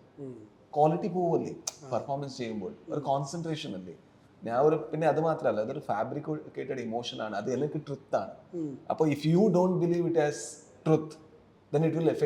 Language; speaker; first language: Malayalam; non-native, learner; Kannada